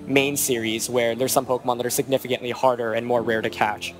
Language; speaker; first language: English; native; English